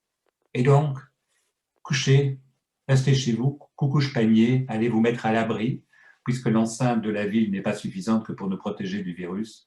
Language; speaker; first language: French; native; French